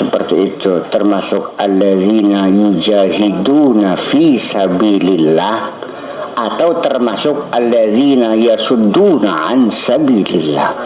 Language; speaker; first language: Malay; non-native, local second language; Javanese